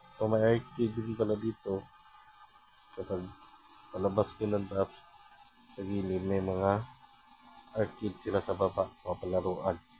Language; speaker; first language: Filipino; non-native, local second language; Cebuano